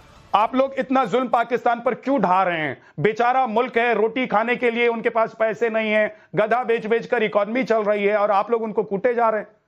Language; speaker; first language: Hindi; native; Hindi